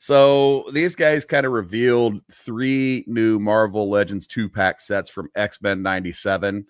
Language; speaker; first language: English; native; English